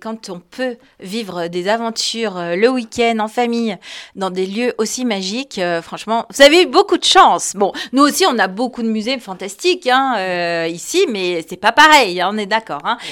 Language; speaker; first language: French; native; French